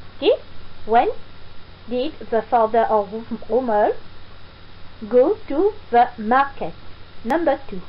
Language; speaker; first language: English; non-native, fluent; French